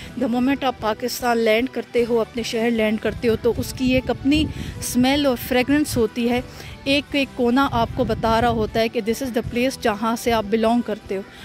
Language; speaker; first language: Urdu; native; Urdu